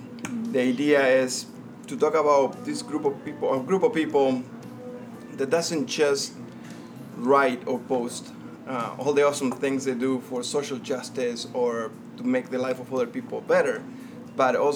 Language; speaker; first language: English; non-native, fluent; Spanish